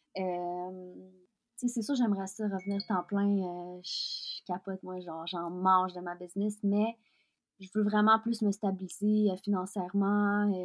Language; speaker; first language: French; early bilingual, other home language; Russian